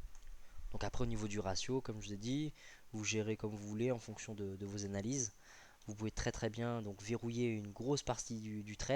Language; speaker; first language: French; native; French